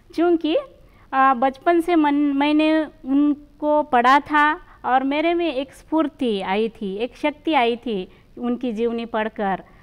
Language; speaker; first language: Hindi; non-native, local second language; Marathi